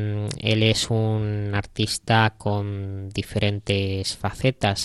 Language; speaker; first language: Spanish; native; Spanish